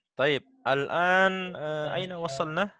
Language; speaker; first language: Arabic; non-native, fluent; Indonesian